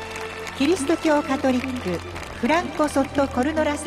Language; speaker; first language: Japanese; native; Japanese